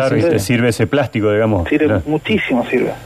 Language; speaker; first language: Spanish; native; Spanish